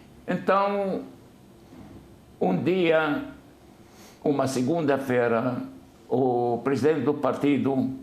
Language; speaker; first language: Portuguese; non-native, fluent; Arabic